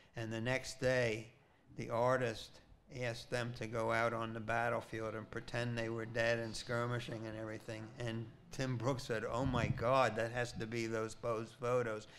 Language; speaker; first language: English; native; English